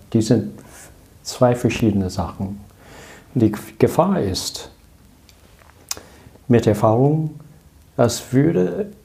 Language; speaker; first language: German; non-native, learner; English